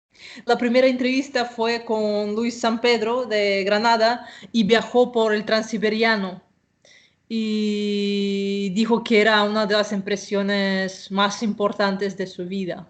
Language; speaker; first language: Spanish; non-native, fluent; Russian